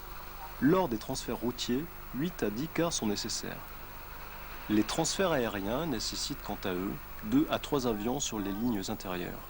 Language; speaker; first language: French; native; French